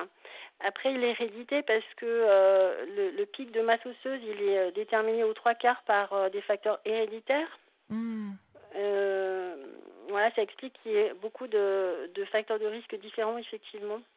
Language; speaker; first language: French; native; French